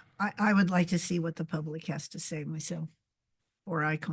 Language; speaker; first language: English; native; English